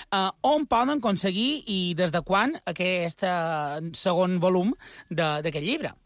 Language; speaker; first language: Catalan; native; Catalan